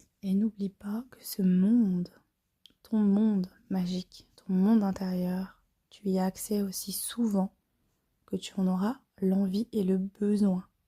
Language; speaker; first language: French; native; French